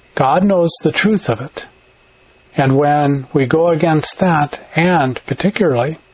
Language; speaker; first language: English; native; English